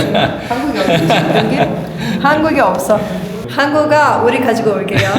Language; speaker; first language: Korean; non-native, learner; Persian